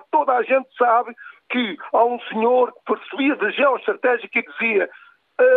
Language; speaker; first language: Portuguese; native; Portuguese